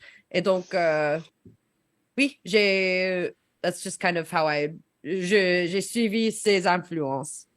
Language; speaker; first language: French; non-native, learner; English